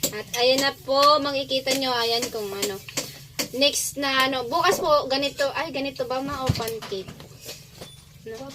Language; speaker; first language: Filipino; non-native, local second language; Hiligaynon